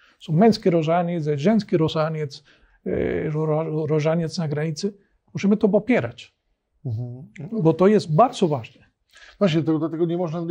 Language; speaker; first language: Polish; non-native, learner; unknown